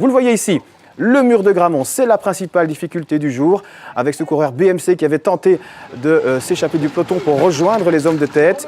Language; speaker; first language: French; native; French